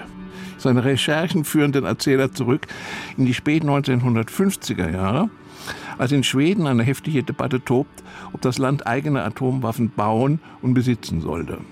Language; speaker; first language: German; native; German